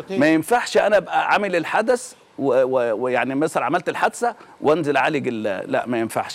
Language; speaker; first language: Arabic; native; Arabic